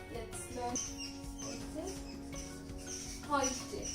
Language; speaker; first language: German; non-native, fluent; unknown